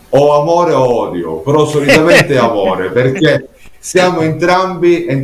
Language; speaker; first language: Italian; native; Italian